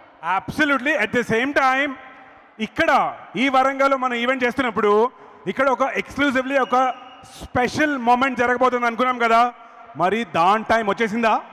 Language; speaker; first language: Telugu; native; Telugu